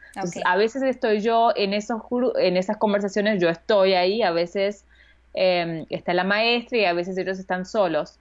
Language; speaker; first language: Spanish; early bilingual, heritage; Spanish